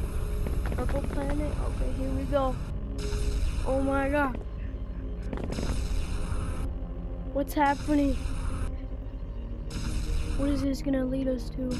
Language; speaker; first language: English; native; English